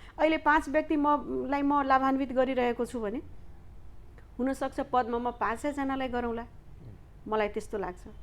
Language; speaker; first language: Nepali; non-native, local second language; Maithili